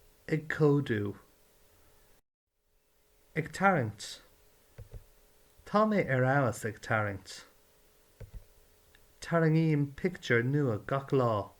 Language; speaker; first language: Irish; non-native, learner; English